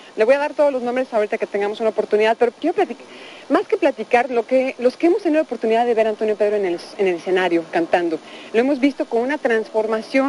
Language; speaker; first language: Spanish; native; Spanish